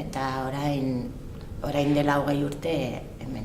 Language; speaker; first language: Basque; non-native, learner; French